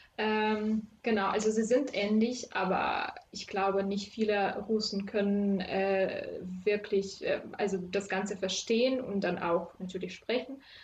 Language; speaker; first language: German; non-native, fluent; Ukrainian